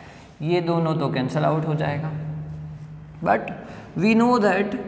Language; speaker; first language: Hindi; non-native, local second language; Gujarati